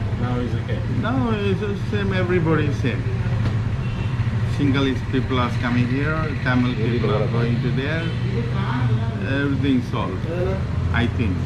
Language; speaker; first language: English; non-native, learner; Tamil